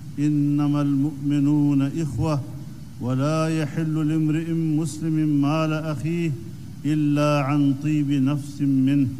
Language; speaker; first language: Arabic; non-native, fluent; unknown